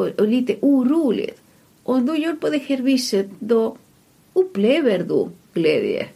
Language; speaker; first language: Swedish; non-native, fluent; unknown